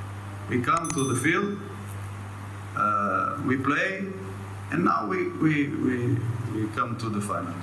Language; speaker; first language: English; non-native, learner; Portuguese